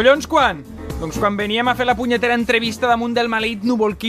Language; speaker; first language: Catalan; native; Catalan